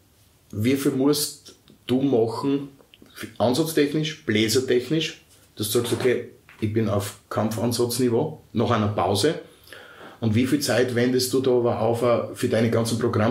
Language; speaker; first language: German; native; German